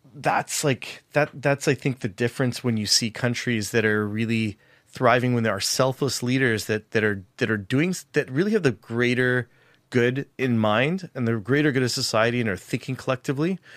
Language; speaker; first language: English; native; English